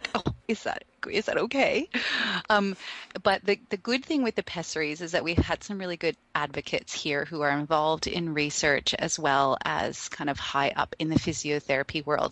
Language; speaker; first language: English; native; English